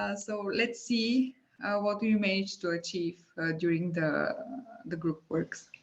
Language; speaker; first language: English; non-native, fluent; Bulgarian